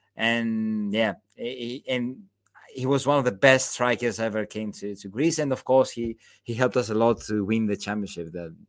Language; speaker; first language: English; non-native, fluent; Greek